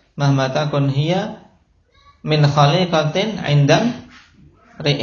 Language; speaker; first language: Arabic; non-native, fluent; Indonesian